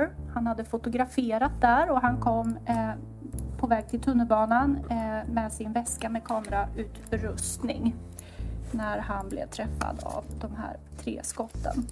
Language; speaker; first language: Swedish; native; Swedish